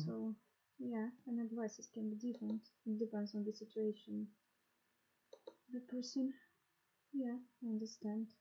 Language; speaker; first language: English; non-native, learner; Russian